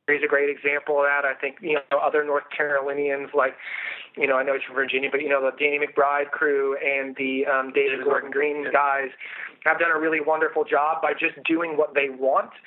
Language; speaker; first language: English; native; English